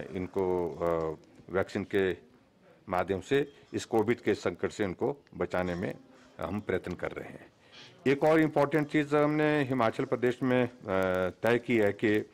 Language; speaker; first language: Hindi; native; Hindi